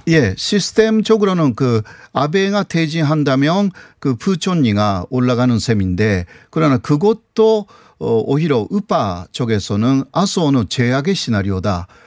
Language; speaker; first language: Korean; non-native, fluent; Japanese